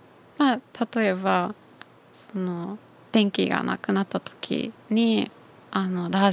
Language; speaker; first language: Japanese; non-native, fluent; German